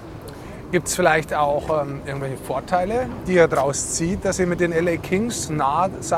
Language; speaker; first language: German; native; German